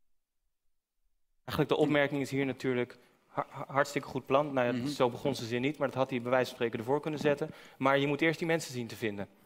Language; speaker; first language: Dutch; native; Dutch